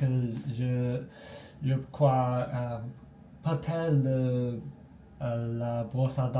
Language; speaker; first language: French; non-native, learner; Chinese